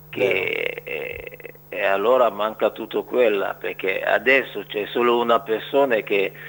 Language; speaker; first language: Italian; non-native, fluent; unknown